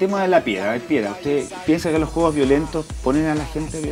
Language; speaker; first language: Spanish; native; Spanish